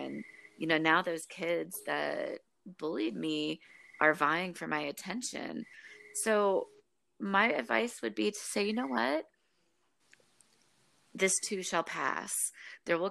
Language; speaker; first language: English; native; English